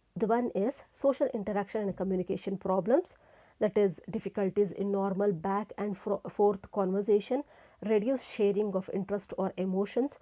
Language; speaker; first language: English; non-native, local second language; Kannada